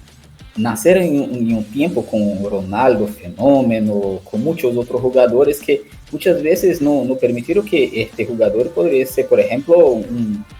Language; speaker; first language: Spanish; non-native, learner; Portuguese